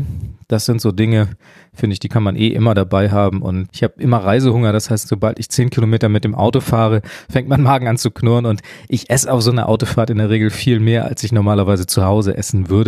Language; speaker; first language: German; native; German